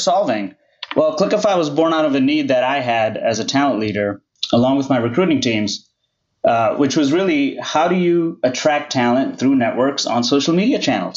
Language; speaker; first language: English; non-native, local second language; Gujarati